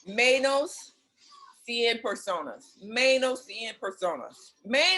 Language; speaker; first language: Spanish; non-native, learner; English